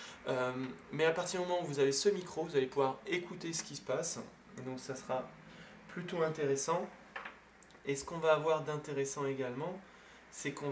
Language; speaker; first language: French; native; French